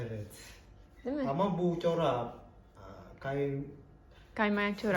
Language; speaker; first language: Turkish; non-native, learner; Indonesian